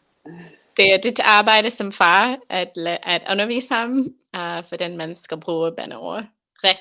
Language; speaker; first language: Danish; non-native, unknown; English